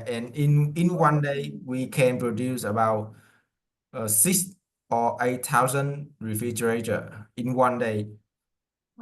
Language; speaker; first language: English; non-native, learner; Vietnamese